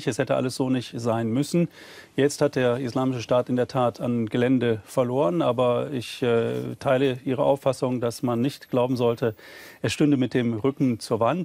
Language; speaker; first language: German; native; German